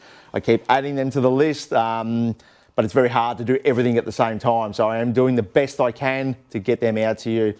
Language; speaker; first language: English; native; English